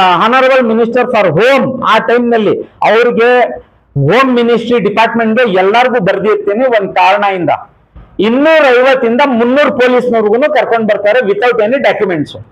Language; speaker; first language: Kannada; native; Kannada